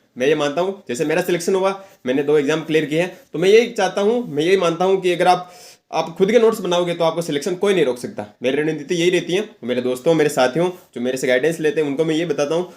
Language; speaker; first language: Hindi; native; Hindi